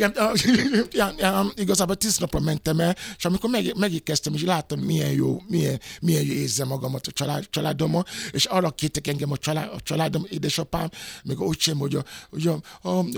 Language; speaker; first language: Hungarian; non-native, fluent; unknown